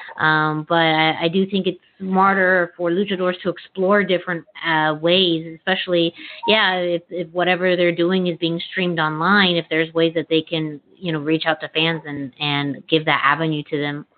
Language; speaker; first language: English; non-native, fluent; Spanish